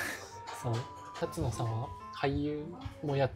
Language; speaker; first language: Japanese; native; Japanese